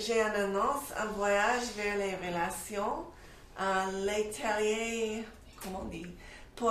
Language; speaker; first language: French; non-native, fluent; English